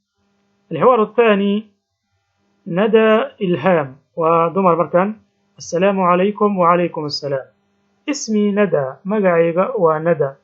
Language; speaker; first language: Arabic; non-native, fluent; Somali